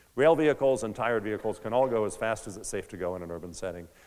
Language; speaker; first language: English; native; English